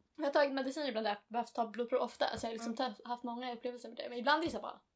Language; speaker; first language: Swedish; early bilingual, other home language; English